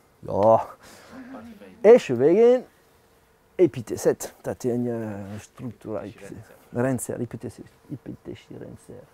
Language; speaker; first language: Hungarian; non-native, learner; French